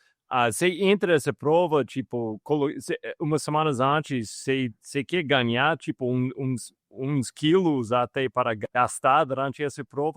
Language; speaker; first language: Portuguese; non-native, fluent; English